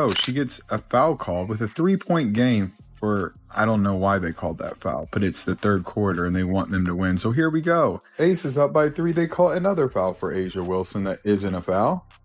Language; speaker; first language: English; native; English